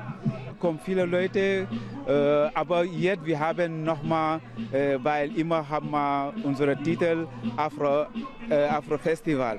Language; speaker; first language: German; non-native, learner; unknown